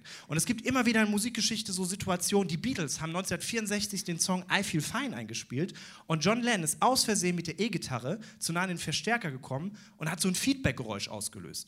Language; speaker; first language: German; native; German